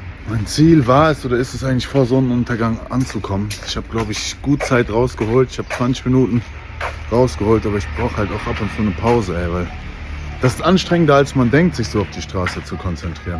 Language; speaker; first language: German; native; German